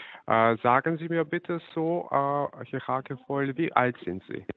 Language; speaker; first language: German; non-native, fluent; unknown